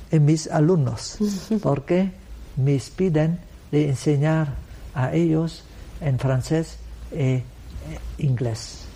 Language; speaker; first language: Spanish; non-native, learner; Vietnamese